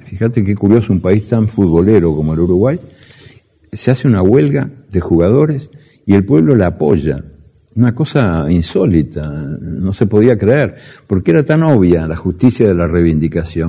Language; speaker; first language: Spanish; native; Spanish